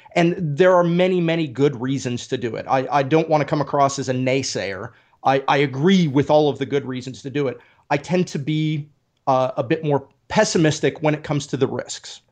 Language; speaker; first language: English; native; English